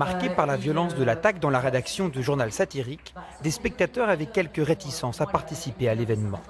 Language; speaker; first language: French; native; French